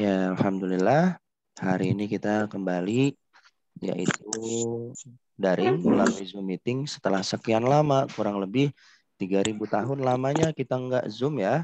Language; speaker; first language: Indonesian; native; Indonesian